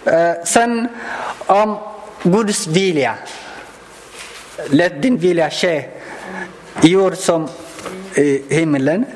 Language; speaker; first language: Swedish; non-native, learner; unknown